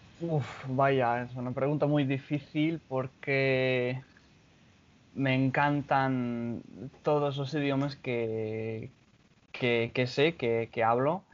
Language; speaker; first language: Spanish; non-native, fluent; English